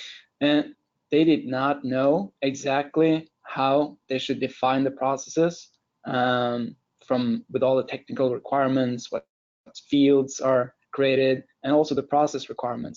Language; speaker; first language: English; non-native, fluent; Norwegian